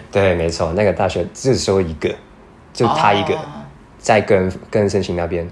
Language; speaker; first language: Chinese; non-native, fluent; Cantonese